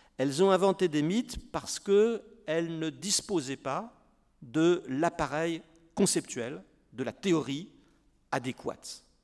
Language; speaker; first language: French; native; French